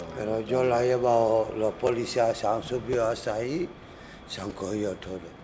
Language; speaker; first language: Spanish; non-native, learner; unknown